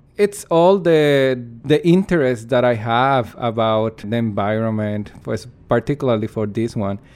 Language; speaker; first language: English; non-native, fluent; Spanish